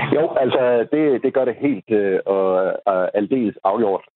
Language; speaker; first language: Danish; non-native, fluent; Urdu